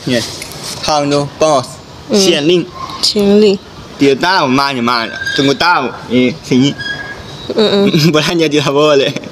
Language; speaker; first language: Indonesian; non-native, learner; Chinese